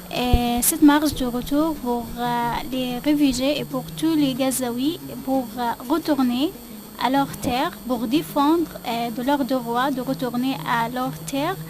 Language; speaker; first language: French; non-native, learner; Arabic